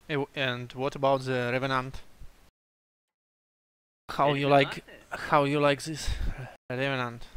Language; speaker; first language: English; non-native, learner; Russian